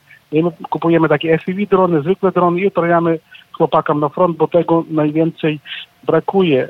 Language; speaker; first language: Polish; non-native, learner; Ukrainian